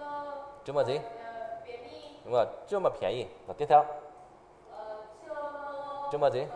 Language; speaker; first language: Chinese; non-native, fluent; Vietnamese